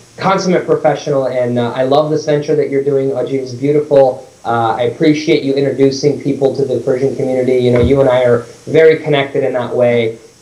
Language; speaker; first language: English; early bilingual, other home language; Persian